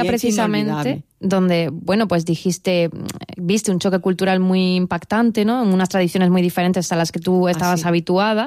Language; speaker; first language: Spanish; native; Spanish